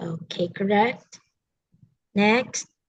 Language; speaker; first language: English; non-native, fluent; Filipino